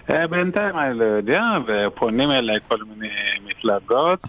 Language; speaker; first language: Hebrew; non-native, fluent; Amharic